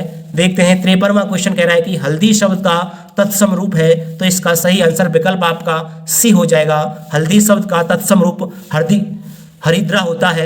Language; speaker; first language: Hindi; native; Hindi